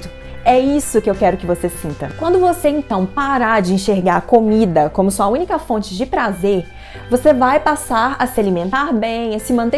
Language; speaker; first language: Portuguese; native; Portuguese